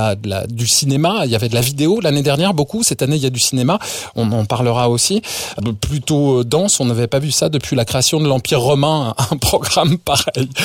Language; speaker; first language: French; native; French